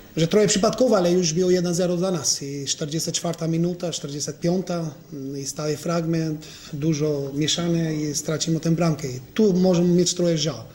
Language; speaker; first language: Polish; non-native, fluent; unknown